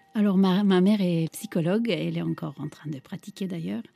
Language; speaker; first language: French; non-native, fluent; Turkish